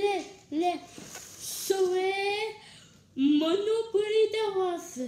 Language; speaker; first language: French; native; French